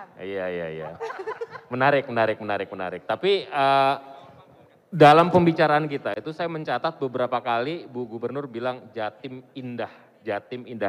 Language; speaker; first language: Indonesian; native; Indonesian